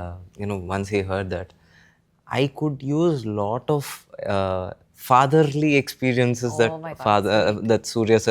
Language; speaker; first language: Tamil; non-native, learner; Telugu